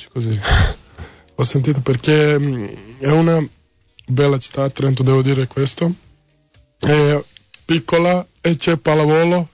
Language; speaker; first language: Italian; non-native, learner; Serbian